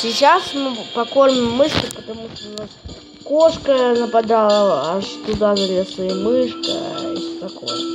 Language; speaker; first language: Russian; native; Russian